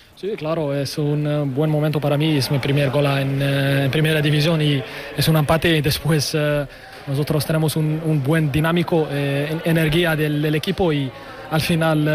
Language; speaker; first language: Spanish; non-native, learner; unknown